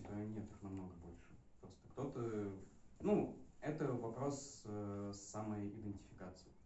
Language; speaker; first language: Russian; native; Russian